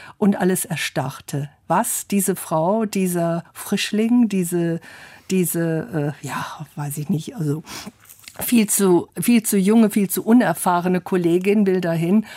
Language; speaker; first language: German; early bilingual, other home language; English